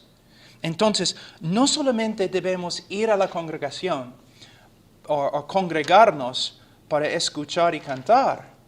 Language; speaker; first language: Spanish; non-native, fluent; English